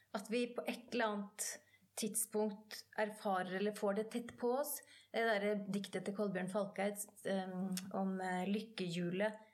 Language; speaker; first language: Norwegian; native; Norwegian